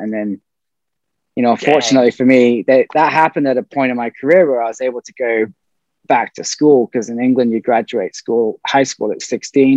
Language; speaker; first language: English; native; English